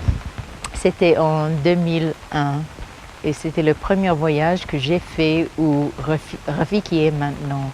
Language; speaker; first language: French; early bilingual, heritage; English